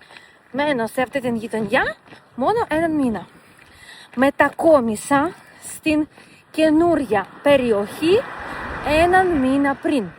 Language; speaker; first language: Greek; non-native, fluent; Russian